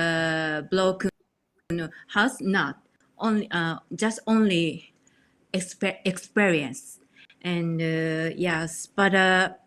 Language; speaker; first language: English; non-native, learner; Japanese